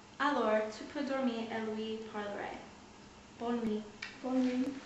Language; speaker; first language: French; non-native, learner; English